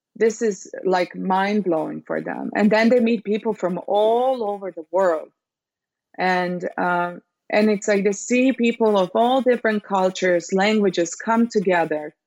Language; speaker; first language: English; non-native, fluent; Serbian